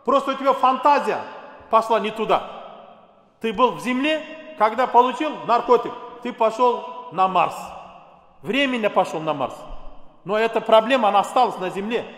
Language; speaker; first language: Russian; non-native, local second language; Kazakh